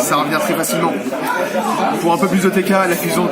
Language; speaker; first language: French; native; French